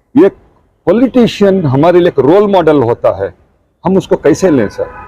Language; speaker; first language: Hindi; non-native, local second language; Urdu